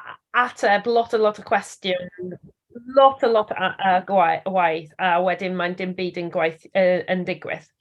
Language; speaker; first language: Welsh; non-native, learner; English